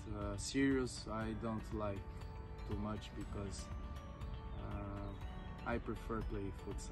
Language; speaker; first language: English; non-native, learner; Portuguese